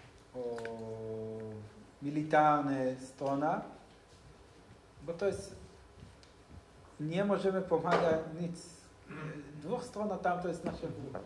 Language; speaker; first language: Polish; non-native, learner; Hebrew